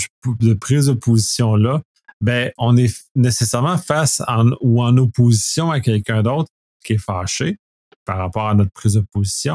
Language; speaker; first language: French; native; French